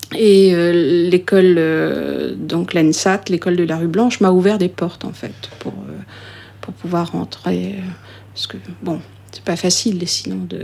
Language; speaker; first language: French; native; French